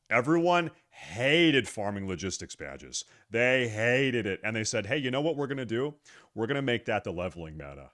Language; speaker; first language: English; native; English